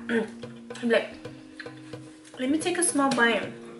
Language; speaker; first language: English; early bilingual, other home language; Spanish